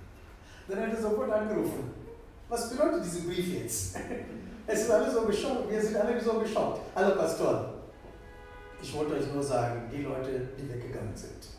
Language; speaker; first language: German; non-native, fluent; Tamil